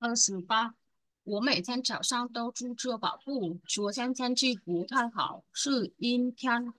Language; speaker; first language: Chinese; non-native, learner; Vietnamese